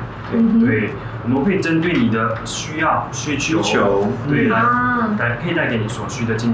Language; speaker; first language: Chinese; native; Chinese